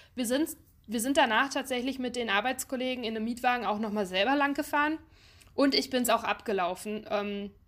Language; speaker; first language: German; native; German